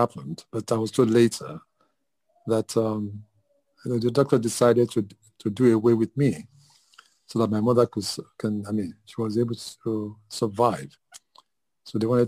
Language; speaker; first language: English; non-native, local second language; Yoruba